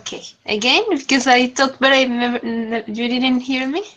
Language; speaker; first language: English; non-native, learner; Spanish